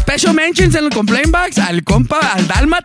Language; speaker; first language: Spanish; early bilingual, other home language; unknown